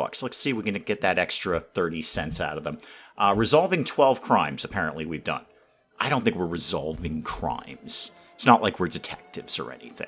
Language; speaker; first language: English; native; English